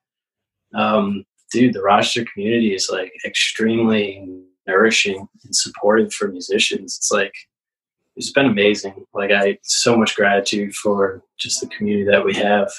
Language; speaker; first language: English; native; English